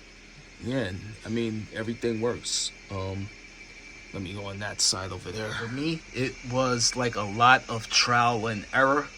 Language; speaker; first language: English; native; English